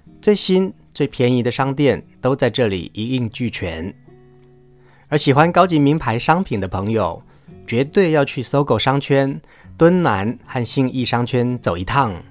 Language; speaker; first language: Chinese; native; Chinese